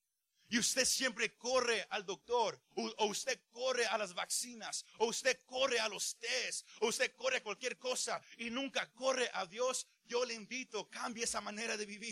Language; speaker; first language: Spanish; early bilingual, heritage; Spanish